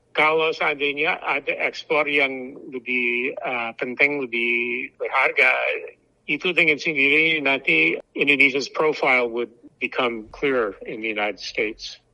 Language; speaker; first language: Indonesian; non-native, fluent; English